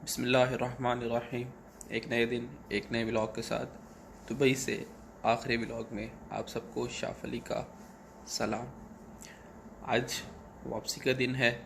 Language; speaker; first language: Urdu; non-native, local second language; Punjabi